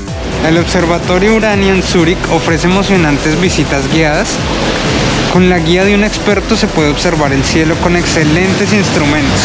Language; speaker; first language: Spanish; native; Spanish